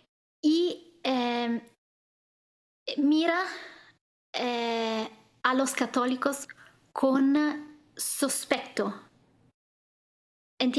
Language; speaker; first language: Spanish; non-native, fluent; Italian